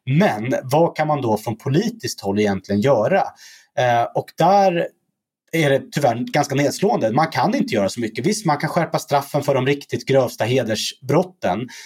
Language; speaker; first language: Swedish; early bilingual, other home language; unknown